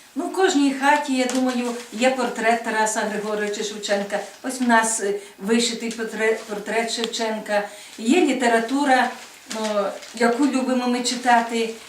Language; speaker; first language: Ukrainian; native; Ukrainian